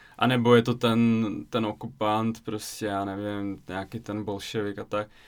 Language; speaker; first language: Czech; early bilingual, other home language; Russian